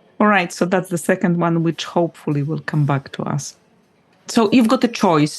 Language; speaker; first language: English; non-native, fluent; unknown